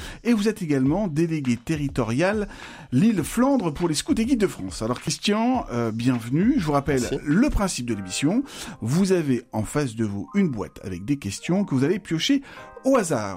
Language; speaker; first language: French; native; French